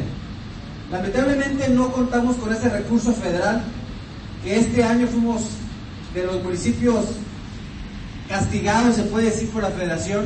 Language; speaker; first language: Spanish; native; Spanish